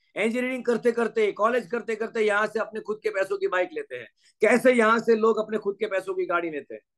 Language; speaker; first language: Hindi; non-native, local second language; Gujarati